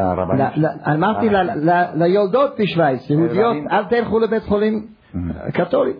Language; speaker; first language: Hebrew; non-native, fluent; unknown